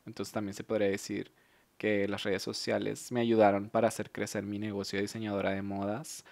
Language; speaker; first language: Spanish; native; Spanish